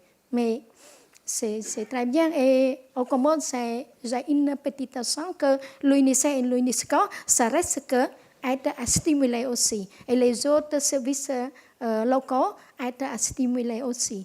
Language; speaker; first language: French; non-native, local second language; Khmer